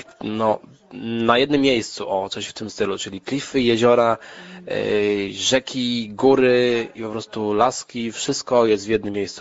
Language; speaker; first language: Polish; native; Polish